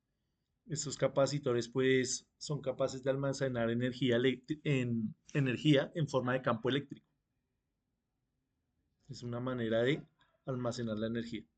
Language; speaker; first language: Spanish; native; Spanish